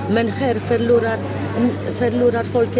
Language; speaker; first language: Swedish; non-native, fluent; Polish